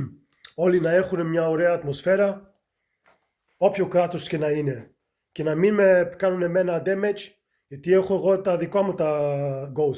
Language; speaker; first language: Greek; early bilingual, heritage; Greek